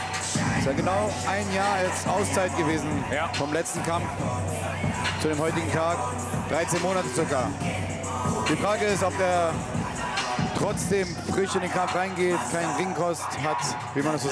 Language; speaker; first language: German; native; German